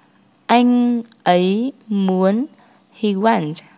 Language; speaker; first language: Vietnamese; non-native, fluent; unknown